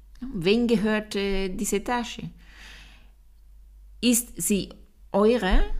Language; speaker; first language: German; non-native, fluent; Spanish